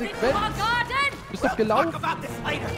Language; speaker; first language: German; native; German